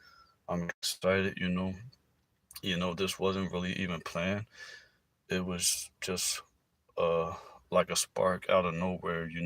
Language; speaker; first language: English; native; English